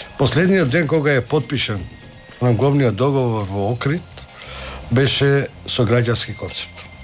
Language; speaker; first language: Macedonian; non-native, local second language; Albanian